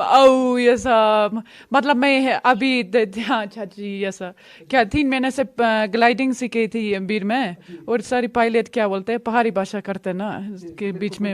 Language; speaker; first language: Hindi; non-native, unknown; English